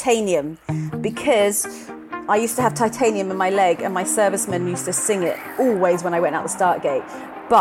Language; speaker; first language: English; native; English